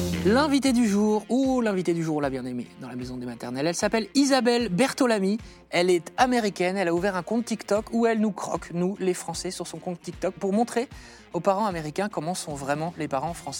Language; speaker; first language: French; native; French